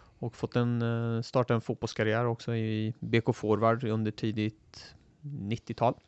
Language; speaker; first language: Swedish; early bilingual, other home language; Turoyo